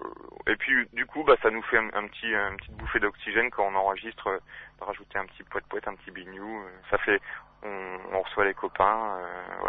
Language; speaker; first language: French; native; French